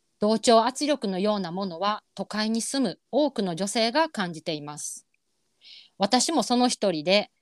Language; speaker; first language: Japanese; native; Japanese